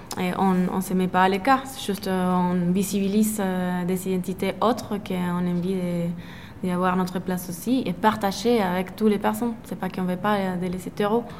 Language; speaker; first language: French; non-native, fluent; Spanish